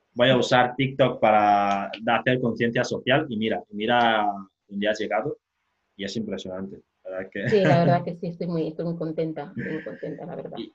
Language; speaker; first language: Spanish; non-native, local second language; Fang